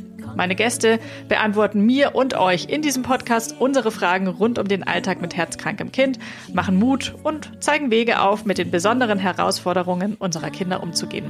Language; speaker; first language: German; native; German